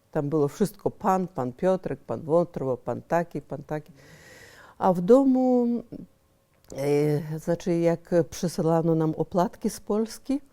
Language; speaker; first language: Polish; early bilingual, heritage; Polish